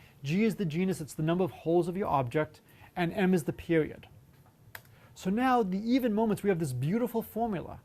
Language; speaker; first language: English; native; English